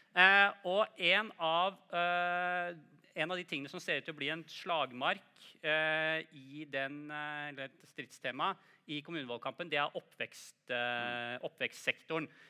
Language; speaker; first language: Norwegian; native; Norwegian